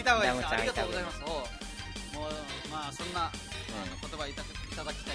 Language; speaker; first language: Japanese; non-native, fluent; Nepali